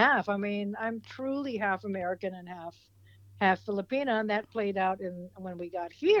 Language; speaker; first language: English; native; English